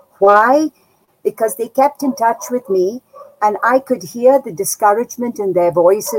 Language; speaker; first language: English; non-native, local second language; Nepali